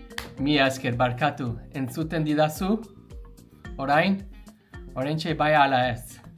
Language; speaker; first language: Basque; non-native, learner; English